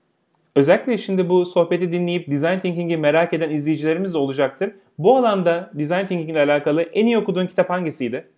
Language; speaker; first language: Turkish; native; Turkish